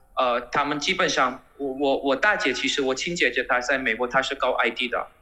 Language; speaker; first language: Chinese; non-native, fluent; Gujarati